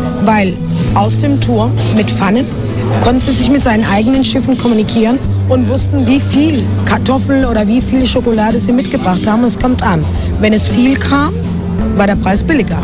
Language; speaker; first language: German; non-native, fluent; Spanish